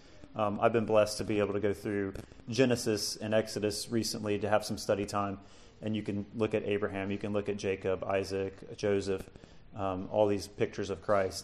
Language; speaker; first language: English; native; English